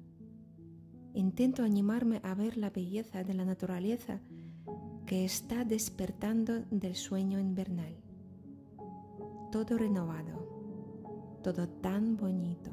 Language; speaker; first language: Spanish; non-native, fluent; Ukrainian